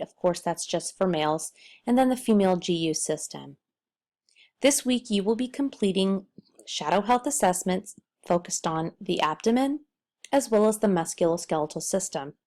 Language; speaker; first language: English; native; English